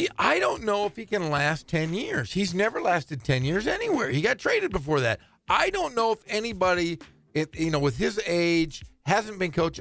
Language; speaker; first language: English; native; English